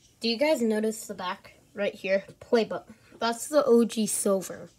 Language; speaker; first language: English; native; English